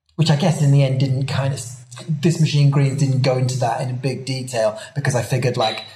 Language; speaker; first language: English; native; English